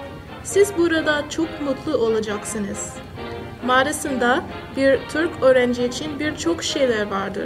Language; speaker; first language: Turkish; non-native, learner; English